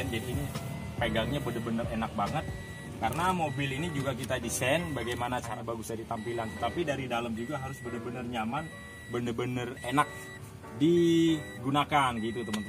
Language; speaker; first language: Indonesian; native; Indonesian